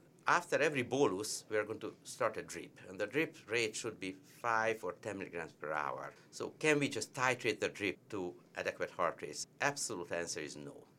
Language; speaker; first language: English; non-native, fluent; Hungarian